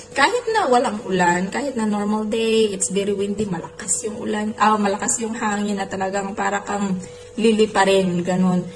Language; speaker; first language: Filipino; non-native, local second language; Cebuano